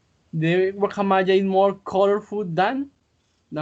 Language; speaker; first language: English; non-native, fluent; Spanish